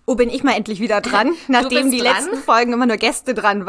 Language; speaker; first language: German; native; German